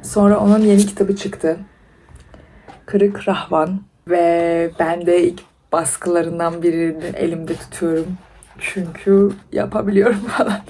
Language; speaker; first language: Turkish; early bilingual, other home language; Persian